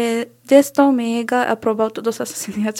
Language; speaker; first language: Spanish; non-native, learner; Arabic